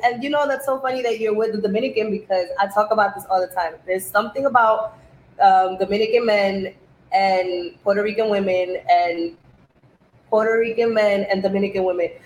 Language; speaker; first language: English; early bilingual, other home language; Spanish